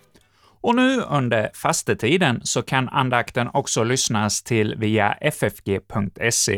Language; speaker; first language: Swedish; native; Swedish